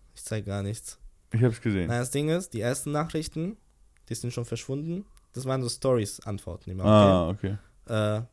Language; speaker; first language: German; early bilingual, other home language; Polish